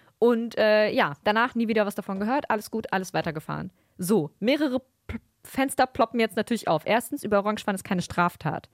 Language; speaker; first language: German; early bilingual, other home language; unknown